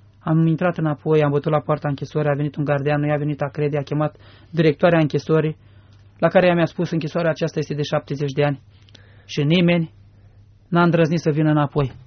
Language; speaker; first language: Romanian; native; Romanian